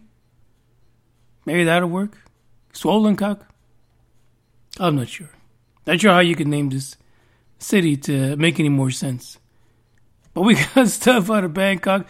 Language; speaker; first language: English; native; English